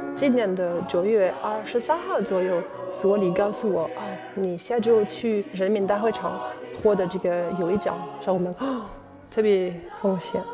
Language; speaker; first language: Chinese; non-native, fluent; French